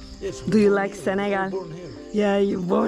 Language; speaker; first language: English; non-native, learner; Turkish